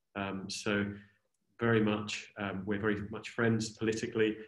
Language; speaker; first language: English; native; English